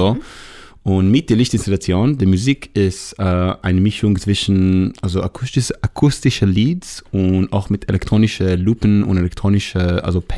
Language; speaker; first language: German; non-native, learner; Hebrew